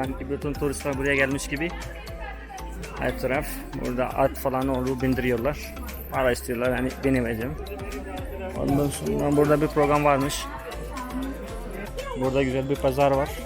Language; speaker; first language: Turkish; non-native, fluent; Hindi